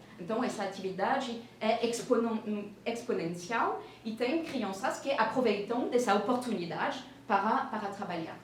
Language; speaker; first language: Portuguese; non-native, fluent; French